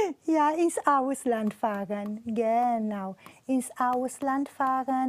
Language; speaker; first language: German; non-native, fluent; Romanian